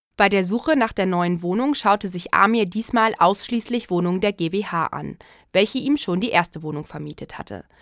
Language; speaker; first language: German; native; German